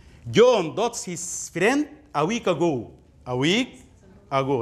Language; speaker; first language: English; non-native, fluent; Arabic